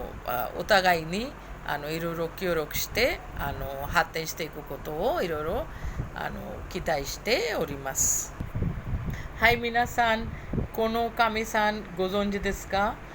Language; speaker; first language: Japanese; non-native, fluent; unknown